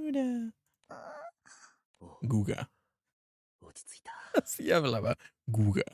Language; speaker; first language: Spanish; native; Spanish